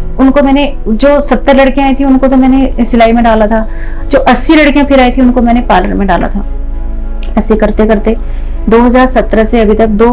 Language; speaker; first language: Hindi; native; Hindi